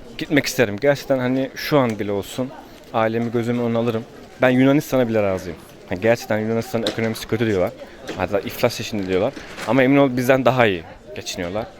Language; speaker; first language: Turkish; native; Turkish